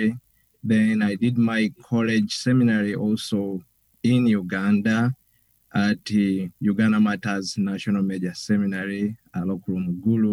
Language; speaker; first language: English; non-native, local second language; Ganda